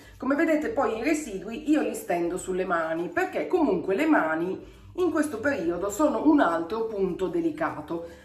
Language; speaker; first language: Italian; native; Italian